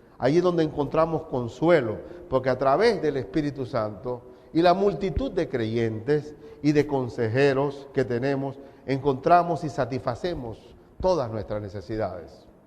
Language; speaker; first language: Spanish; native; Spanish